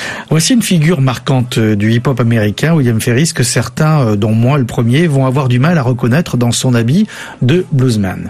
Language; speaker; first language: French; native; French